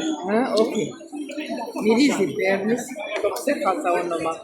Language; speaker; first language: Greek; non-native, learner; Armenian